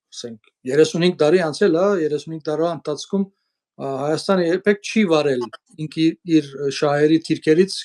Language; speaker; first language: Armenian; early bilingual, heritage; Armenian